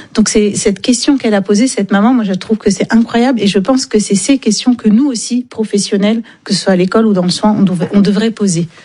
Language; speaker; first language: French; native; French